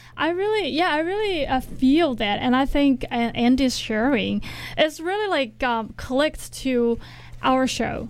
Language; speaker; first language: English; non-native, fluent; Chinese